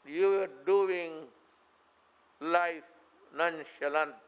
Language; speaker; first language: English; non-native, local second language; Filipino